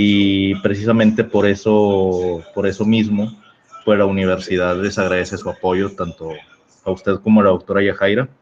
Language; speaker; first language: Spanish; native; Spanish